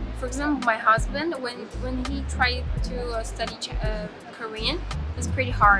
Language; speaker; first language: English; non-native, fluent; Chinese